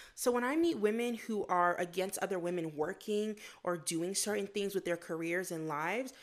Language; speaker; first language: English; native; English